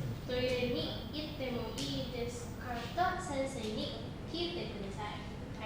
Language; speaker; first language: Japanese; non-native, learner; Indonesian